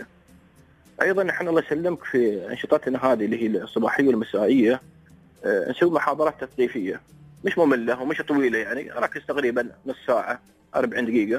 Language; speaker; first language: Arabic; native; Arabic